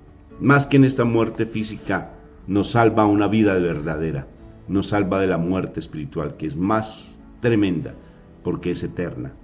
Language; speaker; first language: Spanish; native; Spanish